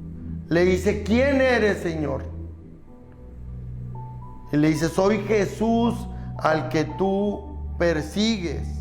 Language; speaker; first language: Spanish; native; Spanish